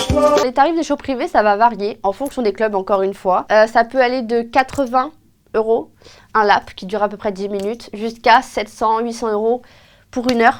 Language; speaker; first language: French; native; French